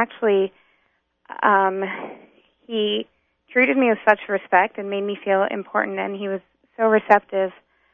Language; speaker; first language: English; native; English